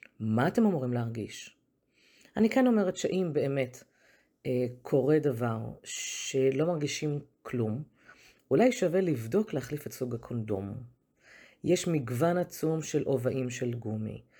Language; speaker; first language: Hebrew; native; Hebrew